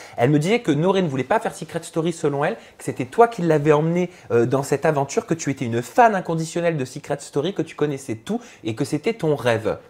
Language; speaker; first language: French; native; French